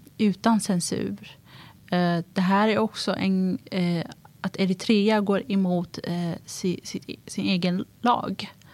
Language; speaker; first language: Swedish; early bilingual, other home language; Tigrinya